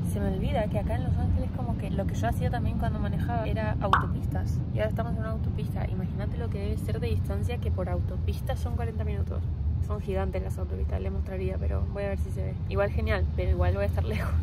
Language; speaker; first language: Spanish; early bilingual, heritage; Spanish